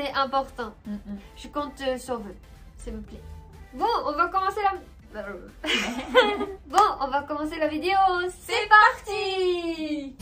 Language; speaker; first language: French; non-native, fluent; Japanese